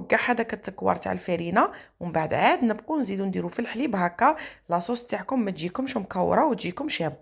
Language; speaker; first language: Arabic; native; Arabic